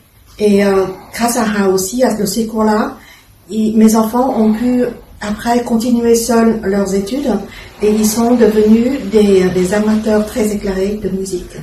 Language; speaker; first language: French; non-native, fluent; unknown